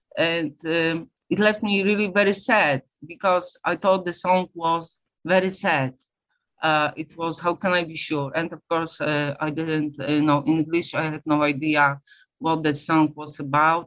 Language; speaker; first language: English; non-native, fluent; Polish